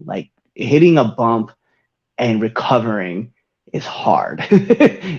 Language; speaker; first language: English; native; English